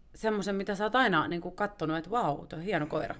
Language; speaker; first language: Finnish; native; Finnish